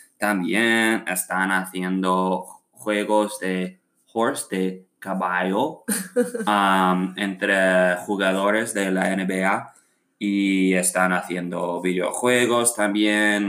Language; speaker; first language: Spanish; non-native, learner; English